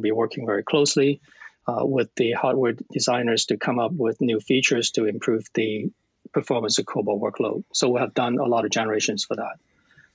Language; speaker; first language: English; non-native, local second language; Cantonese